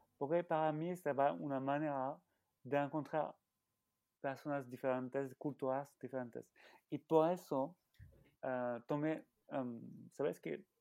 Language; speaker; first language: Spanish; non-native, learner; French